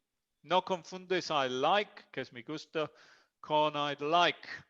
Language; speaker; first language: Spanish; non-native, fluent; English